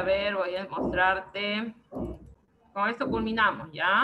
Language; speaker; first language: Spanish; native; Spanish